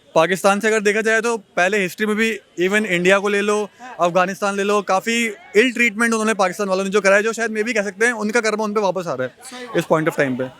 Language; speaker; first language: Hindi; native; Hindi